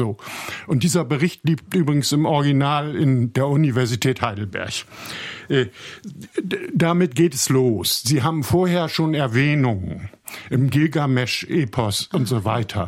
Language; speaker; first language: German; native; German